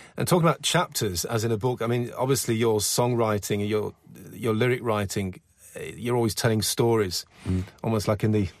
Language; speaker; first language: English; native; English